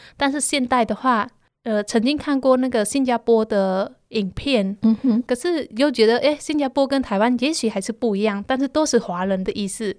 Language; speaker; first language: Chinese; non-native, fluent; Khmer